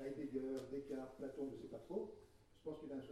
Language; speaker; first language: French; native; French